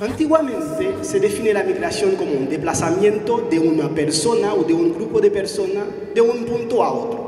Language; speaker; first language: Spanish; non-native, fluent; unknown